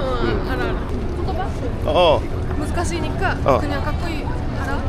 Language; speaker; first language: Korean; non-native, learner; Japanese